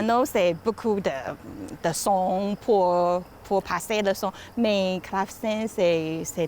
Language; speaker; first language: French; non-native, learner; Chinese